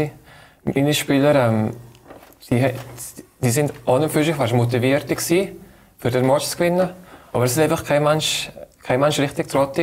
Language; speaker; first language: German; native; German